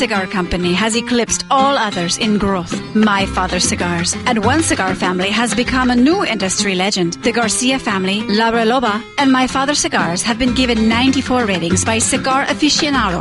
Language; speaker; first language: English; native; English